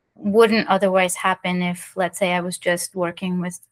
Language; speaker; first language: English; early bilingual, other home language; French